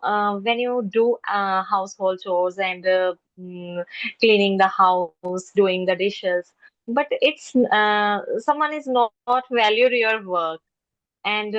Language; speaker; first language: English; non-native, learner; Hindi